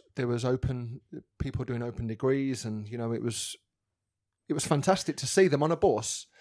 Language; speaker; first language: English; native; English